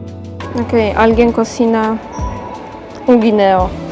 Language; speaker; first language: Spanish; non-native, fluent; Polish